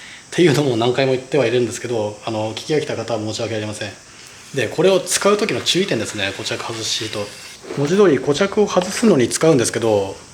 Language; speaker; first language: Japanese; native; Japanese